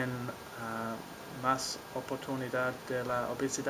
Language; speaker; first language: Spanish; non-native, learner; English